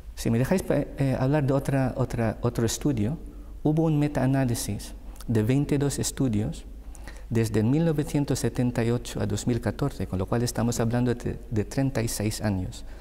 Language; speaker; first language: Spanish; non-native, fluent; Filipino